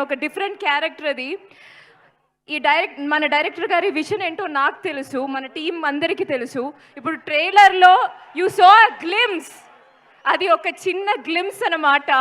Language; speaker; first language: Telugu; non-native, learner; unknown